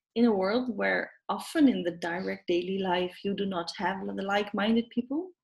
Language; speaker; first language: English; non-native, fluent; Dutch